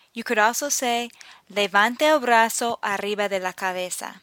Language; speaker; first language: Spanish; non-native, fluent; English